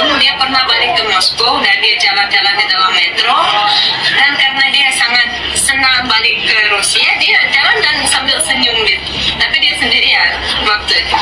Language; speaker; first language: Indonesian; non-native, fluent; Russian